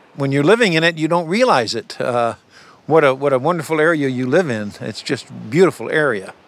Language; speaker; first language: English; native; English